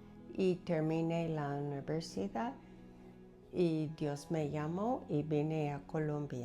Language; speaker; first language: Spanish; non-native, fluent; English